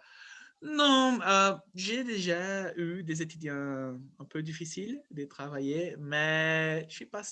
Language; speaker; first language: French; non-native, fluent; Portuguese